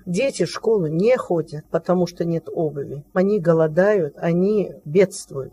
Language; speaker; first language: Russian; non-native, local second language; Tajik